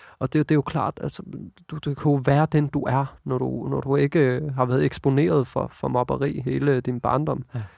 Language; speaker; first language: Danish; early bilingual, other home language; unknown